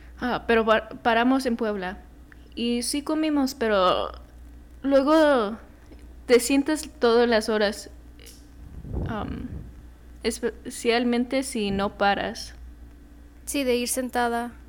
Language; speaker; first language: Spanish; early bilingual, heritage; Spanish